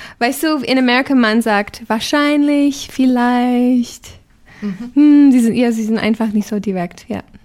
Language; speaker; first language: German; non-native, fluent; English